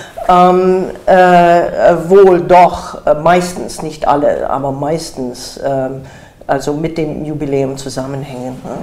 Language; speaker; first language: German; non-native, fluent; English